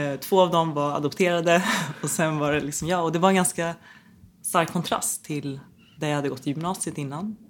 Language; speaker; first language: Swedish; early bilingual, other home language; Persian